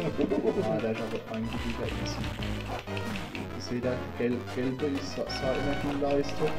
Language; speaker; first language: German; native; German